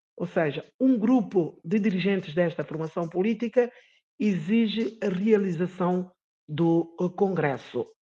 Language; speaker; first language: Portuguese; non-native, local second language; Upper Guinea Crioulo